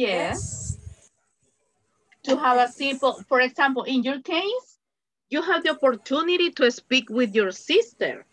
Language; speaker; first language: English; non-native, fluent; Spanish